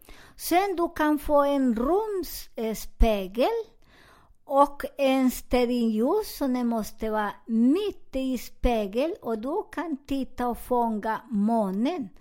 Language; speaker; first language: Swedish; non-native, learner; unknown